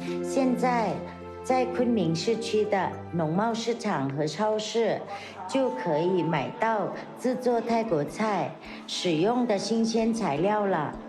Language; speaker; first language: Chinese; non-native, fluent; Thai